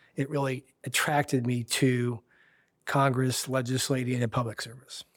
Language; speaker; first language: English; native; English